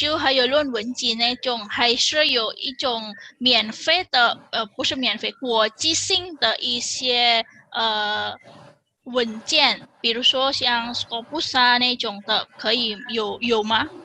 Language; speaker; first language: Chinese; non-native, fluent; Indonesian